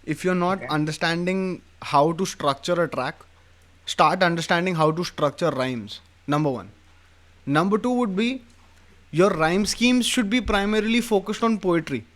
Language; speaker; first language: English; non-native, local second language; Hindi